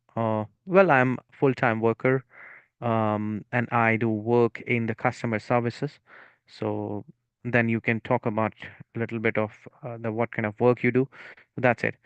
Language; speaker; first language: English; non-native, local second language; Punjabi